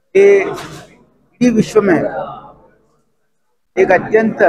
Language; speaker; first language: Hindi; non-native, local second language; Kannada